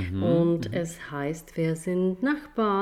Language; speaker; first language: German; non-native, fluent; Czech